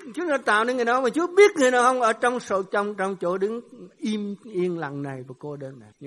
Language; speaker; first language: Vietnamese; native; Vietnamese